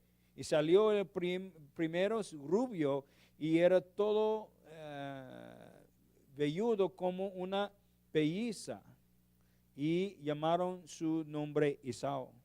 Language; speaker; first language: Spanish; non-native, learner; English